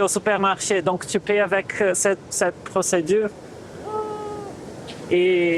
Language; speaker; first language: French; non-native, fluent; Portuguese